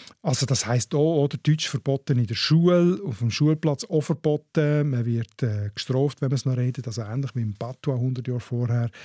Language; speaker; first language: German; native; German